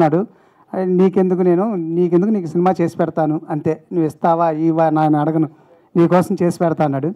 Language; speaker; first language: Telugu; native; Telugu